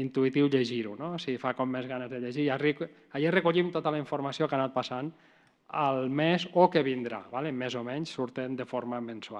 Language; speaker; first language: Catalan; native; Catalan